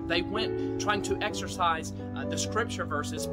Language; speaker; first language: English; native; English